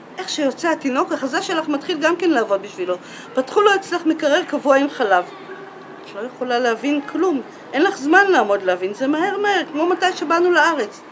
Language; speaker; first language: Hebrew; native; Hebrew